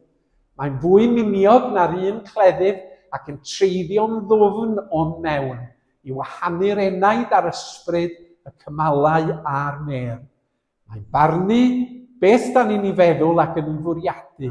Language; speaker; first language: Welsh; native; Welsh